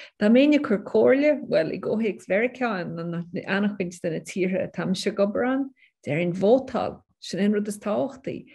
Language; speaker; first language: Irish; native; Irish